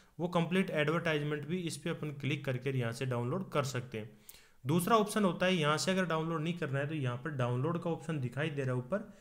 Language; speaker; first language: Hindi; native; Hindi